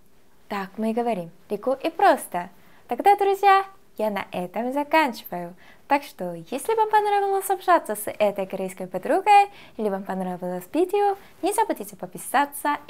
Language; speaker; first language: Russian; non-native, fluent; Korean